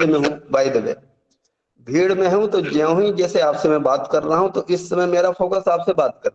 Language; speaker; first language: Hindi; native; Hindi